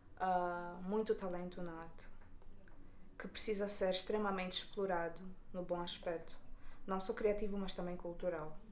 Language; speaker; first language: Portuguese; native; Portuguese